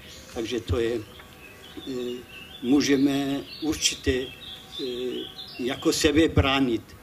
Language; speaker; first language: Czech; non-native, fluent; Kurdish